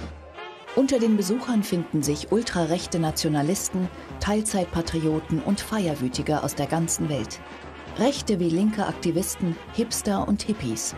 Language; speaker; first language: German; native; German